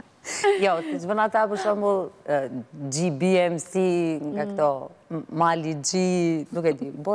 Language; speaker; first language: Albanian; native; Albanian